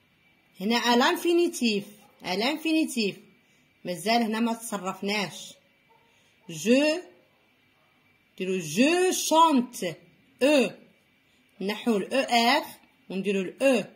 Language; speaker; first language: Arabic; native; Arabic